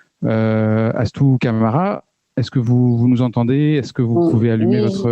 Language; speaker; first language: French; native; French